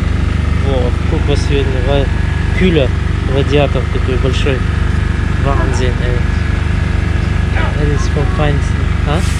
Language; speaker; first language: German; non-native, fluent; Russian